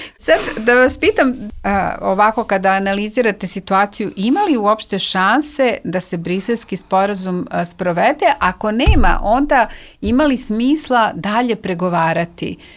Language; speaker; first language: Serbian; native; Serbian